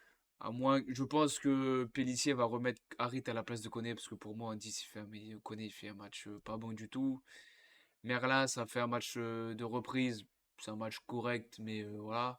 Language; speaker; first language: French; native; French